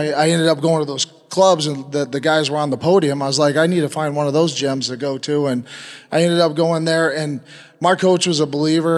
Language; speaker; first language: English; native; English